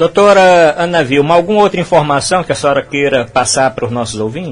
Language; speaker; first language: Portuguese; native; Portuguese